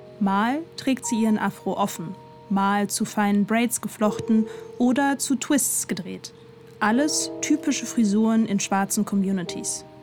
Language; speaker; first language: German; native; German